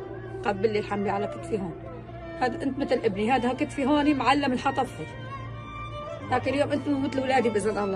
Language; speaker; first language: Arabic; native; Arabic